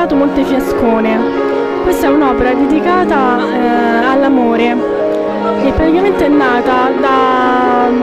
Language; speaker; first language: Italian; native; Italian